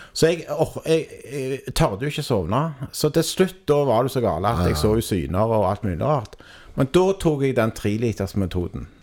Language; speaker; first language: Norwegian; native; Norwegian